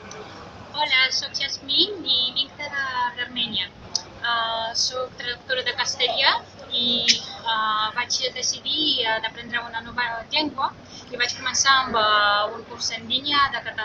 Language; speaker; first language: Catalan; non-native, fluent; Armenian